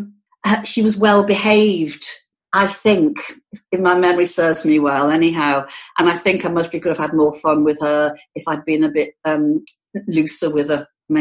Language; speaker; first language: English; native; English